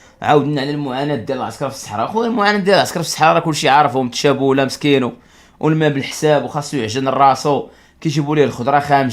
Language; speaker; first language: Arabic; native; Arabic